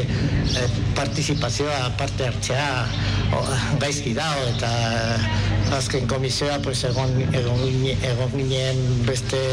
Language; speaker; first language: Basque; non-native, local second language; Spanish